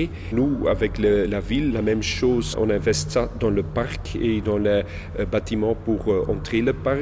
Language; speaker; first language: French; non-native, local second language; Dutch